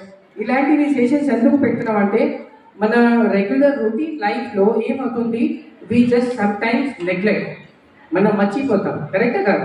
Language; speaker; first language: Telugu; non-native, local second language; Urdu